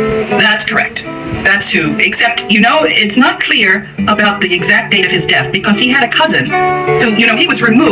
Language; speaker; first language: English; native; English